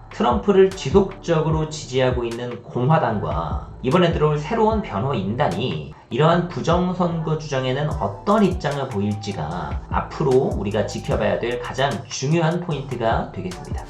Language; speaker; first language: Korean; native; Korean